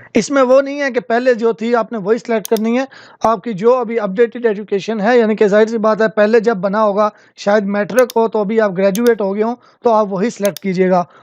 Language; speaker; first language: Urdu; non-native, local second language; Punjabi